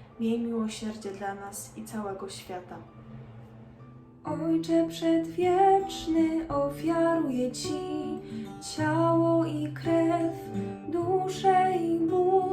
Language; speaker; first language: Polish; native; Polish